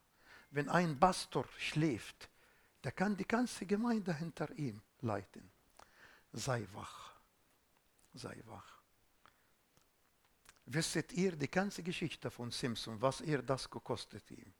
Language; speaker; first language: German; non-native, fluent; Arabic